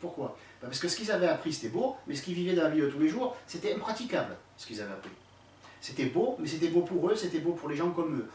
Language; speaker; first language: French; native; French